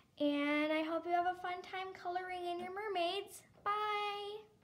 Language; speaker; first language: English; native; English